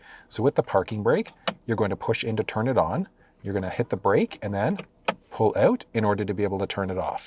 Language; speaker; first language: English; native; English